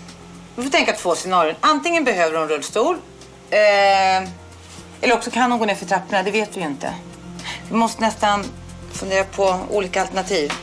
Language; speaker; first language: Swedish; native; Swedish